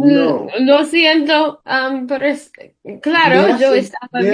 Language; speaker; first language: Spanish; early bilingual, heritage; Spanish